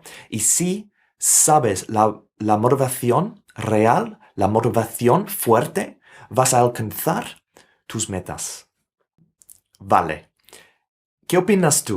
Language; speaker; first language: Spanish; non-native, fluent; English